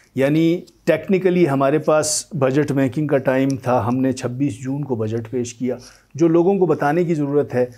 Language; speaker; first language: Urdu; native; Urdu